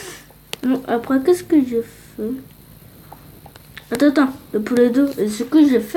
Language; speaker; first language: French; early bilingual, other home language; Polish